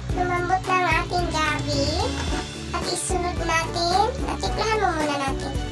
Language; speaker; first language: Filipino; non-native, local second language; Cebuano